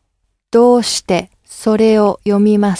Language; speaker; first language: Japanese; non-native, learner; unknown